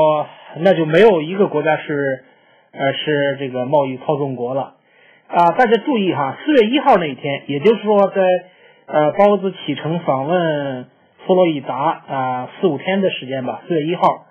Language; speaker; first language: Chinese; native; Chinese